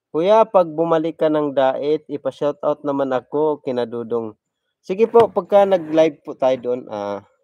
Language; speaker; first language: Filipino; non-native, local second language; Cebuano